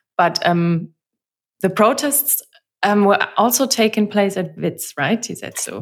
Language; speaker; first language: English; non-native, fluent; German